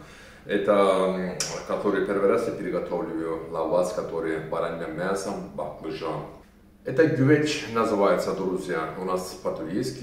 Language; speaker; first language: Russian; non-native, learner; Turkish